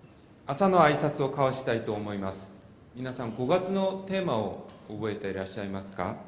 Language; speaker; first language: Japanese; non-native, fluent; Korean